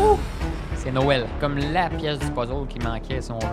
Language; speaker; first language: French; native; French